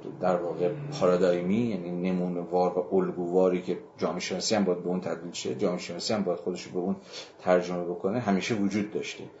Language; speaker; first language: Persian; native; Persian